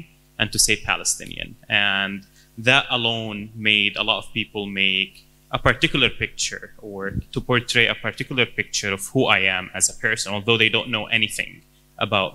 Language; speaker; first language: English; non-native, fluent; Arabic